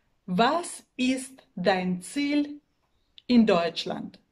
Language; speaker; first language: German; non-native, fluent; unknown